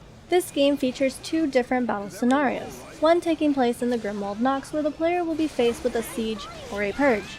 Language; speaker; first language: English; native; English